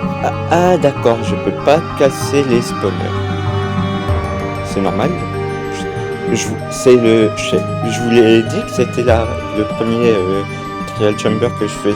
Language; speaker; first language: French; native; French